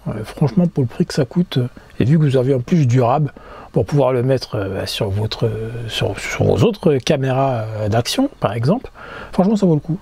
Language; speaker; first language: French; native; French